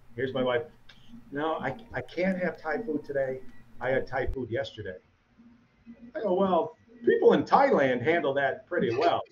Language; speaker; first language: English; native; English